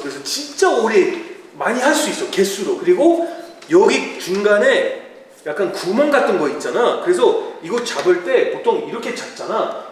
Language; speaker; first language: Korean; early bilingual, heritage; Korean